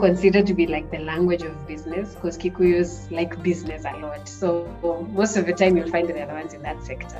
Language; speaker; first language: English; non-native, local second language; Swahili